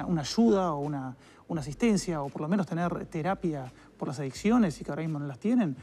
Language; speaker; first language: Spanish; native; Spanish